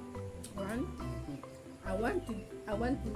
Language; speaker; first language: English; non-native, local second language; Filipino